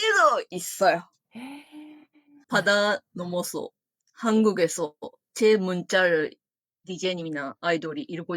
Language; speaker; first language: Korean; non-native, fluent; Japanese